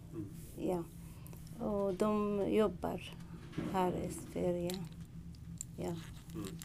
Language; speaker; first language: Swedish; non-native, learner; Arabic